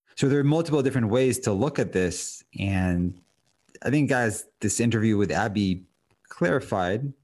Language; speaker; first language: English; non-native, fluent; Hebrew